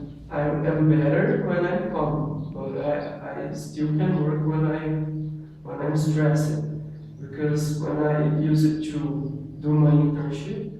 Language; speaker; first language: English; non-native, learner; Portuguese